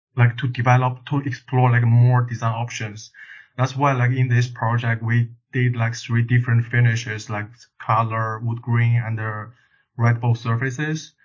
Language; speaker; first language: English; non-native, learner; Chinese